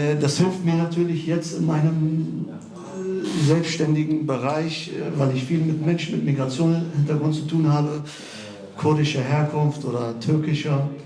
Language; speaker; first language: German; early bilingual, other home language; Kurdish